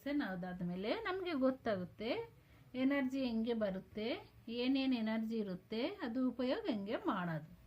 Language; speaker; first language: Kannada; non-native, local second language; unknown